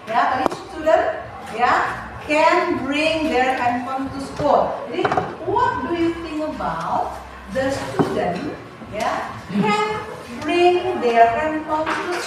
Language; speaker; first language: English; non-native, fluent; Indonesian